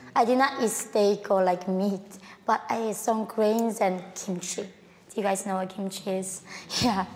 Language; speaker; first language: English; non-native, fluent; Korean